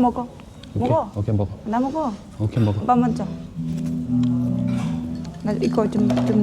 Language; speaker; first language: Korean; non-native, learner; Vietnamese